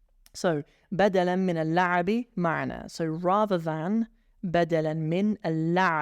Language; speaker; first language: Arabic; non-native, fluent; English